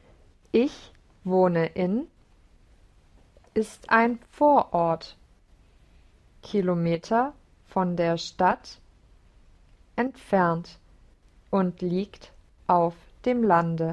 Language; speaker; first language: German; non-native, learner; English